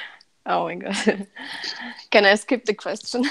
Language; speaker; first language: English; non-native, learner; Russian